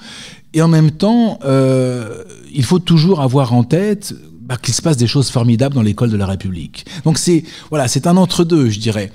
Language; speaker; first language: French; native; French